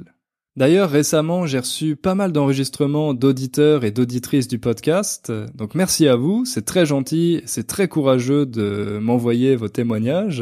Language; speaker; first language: French; native; French